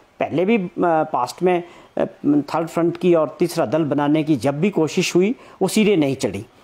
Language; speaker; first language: Hindi; native; Hindi